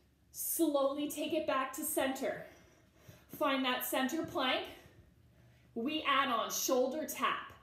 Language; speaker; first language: English; native; English